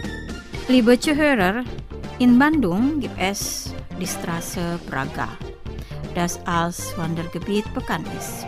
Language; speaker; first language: German; non-native, fluent; Indonesian